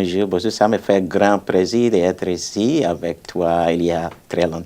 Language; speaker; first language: French; non-native, fluent; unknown